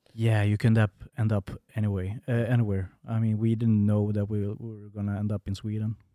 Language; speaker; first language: English; non-native, fluent; Bosnian